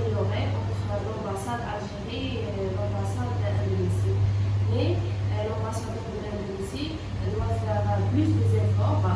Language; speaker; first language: French; non-native, local second language; Arabic